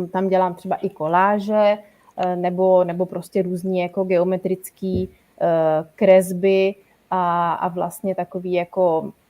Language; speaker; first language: Czech; non-native, fluent; Italian